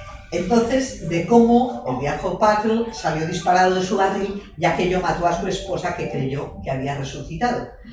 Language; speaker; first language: Spanish; native; Spanish